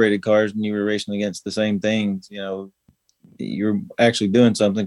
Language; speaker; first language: English; native; English